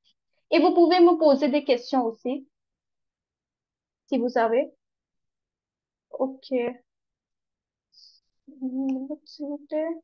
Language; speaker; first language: French; non-native, learner; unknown